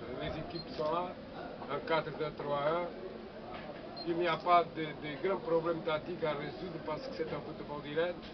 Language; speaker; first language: French; non-native, fluent; Portuguese